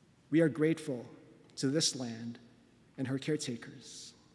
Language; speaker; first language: English; non-native, local second language; Filipino